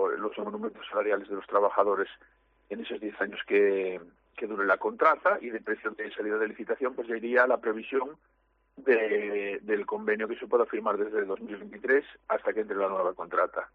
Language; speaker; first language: Spanish; native; Spanish